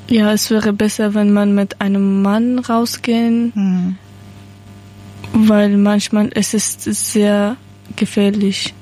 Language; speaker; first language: German; non-native, learner; Persian